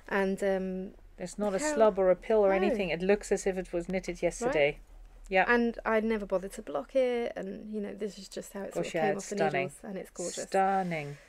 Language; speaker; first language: English; native; English